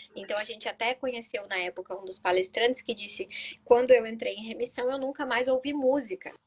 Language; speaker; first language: Portuguese; native; Portuguese